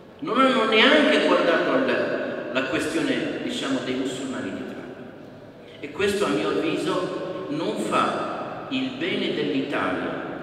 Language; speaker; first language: Italian; non-native, fluent; Arabic